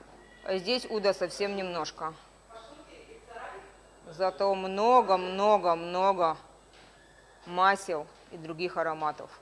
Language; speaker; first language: Russian; native; Russian